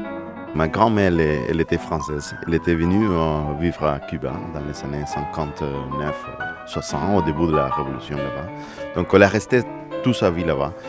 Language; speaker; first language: French; non-native, fluent; Spanish